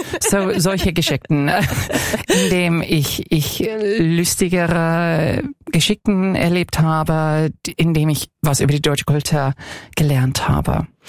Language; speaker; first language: German; non-native, fluent; English